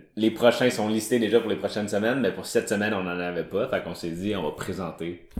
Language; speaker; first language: French; native; French